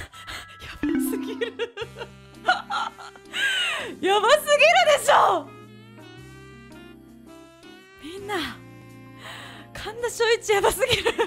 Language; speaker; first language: Japanese; native; Japanese